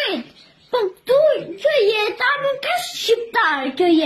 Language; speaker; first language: Albanian; early bilingual, heritage; Albanian